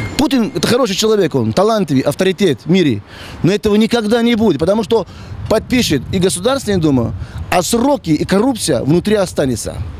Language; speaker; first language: Russian; non-native, local second language; Tajik